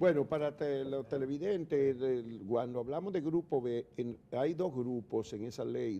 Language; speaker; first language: Spanish; native; Spanish